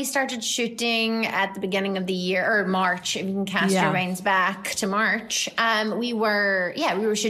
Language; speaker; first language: English; native; English